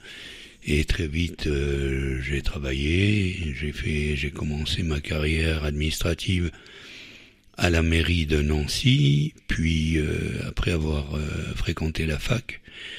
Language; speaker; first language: French; native; French